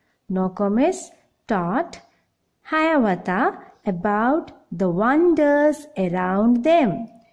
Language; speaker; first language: English; non-native, local second language; Malayalam